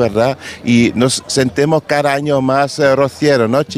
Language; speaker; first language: Spanish; non-native, learner; Dutch